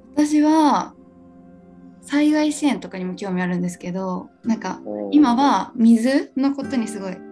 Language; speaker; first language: Japanese; native; Japanese